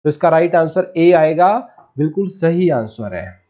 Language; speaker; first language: Hindi; non-native, local second language; Punjabi